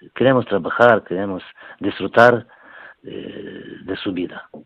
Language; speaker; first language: Spanish; non-native, learner; Ukrainian